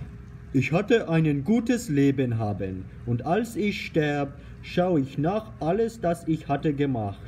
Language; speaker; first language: German; non-native, learner; English